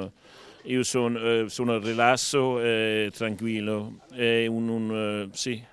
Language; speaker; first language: Italian; non-native, learner; Danish